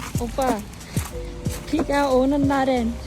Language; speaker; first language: Korean; non-native, fluent; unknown